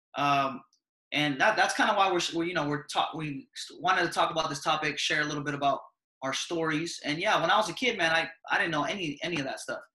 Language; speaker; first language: English; native; English